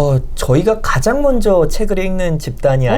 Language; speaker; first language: Korean; native; Korean